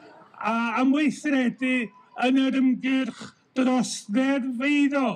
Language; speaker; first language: Welsh; native; Welsh